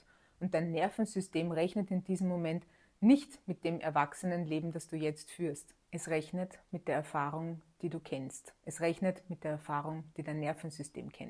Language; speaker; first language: German; native; German